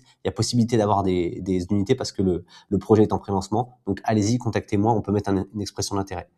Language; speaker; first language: French; native; French